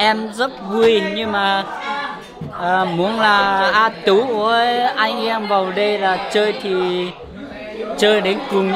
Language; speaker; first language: Vietnamese; non-native, local second language; Hmong